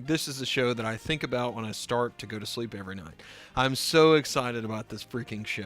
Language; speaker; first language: English; native; English